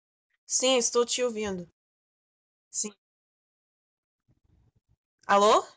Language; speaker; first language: Portuguese; early bilingual, heritage; Portuguese